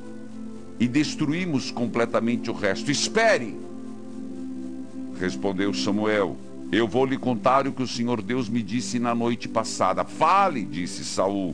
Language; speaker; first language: Portuguese; native; Portuguese